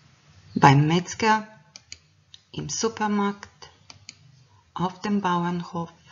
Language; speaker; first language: German; non-native, fluent; Croatian